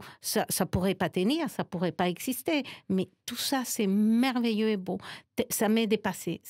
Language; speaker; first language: French; non-native, fluent; Spanish